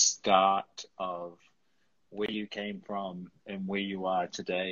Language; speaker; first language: English; native; English